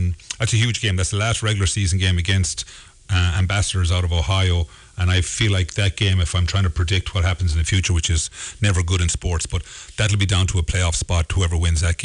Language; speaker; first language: English; native; English